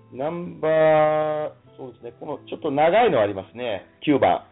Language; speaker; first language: Japanese; non-native, fluent; English